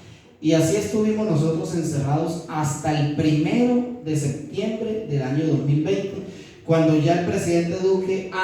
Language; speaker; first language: Spanish; native; Spanish